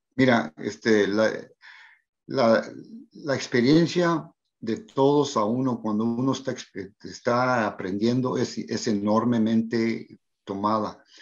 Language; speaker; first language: Spanish; early bilingual, heritage; Spanish